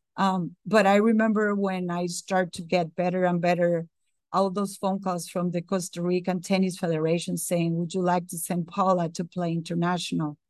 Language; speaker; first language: English; non-native, fluent; Spanish